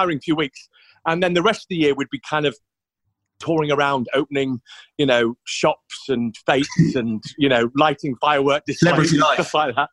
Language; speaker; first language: English; native; English